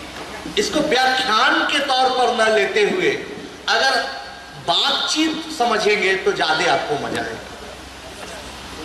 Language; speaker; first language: Hindi; native; Hindi